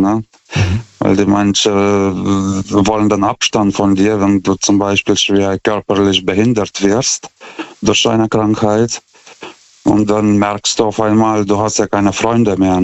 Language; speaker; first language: German; non-native, fluent; Lithuanian